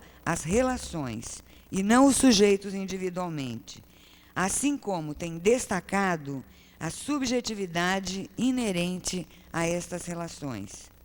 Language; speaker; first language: Portuguese; native; Portuguese